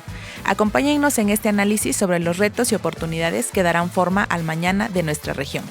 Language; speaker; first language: Spanish; native; Spanish